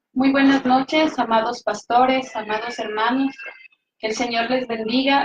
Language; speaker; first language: Spanish; native; Spanish